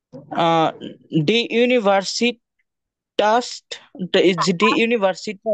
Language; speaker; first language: German; non-native, learner; Bangla